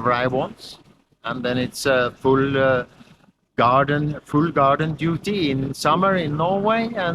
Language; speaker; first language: English; non-native, fluent; Norwegian